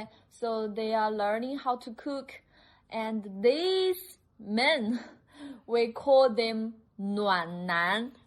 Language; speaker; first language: English; non-native, fluent; Chinese